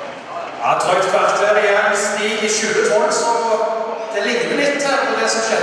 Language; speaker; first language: Norwegian; native; Norwegian